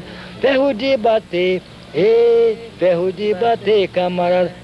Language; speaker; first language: Portuguese; native; Portuguese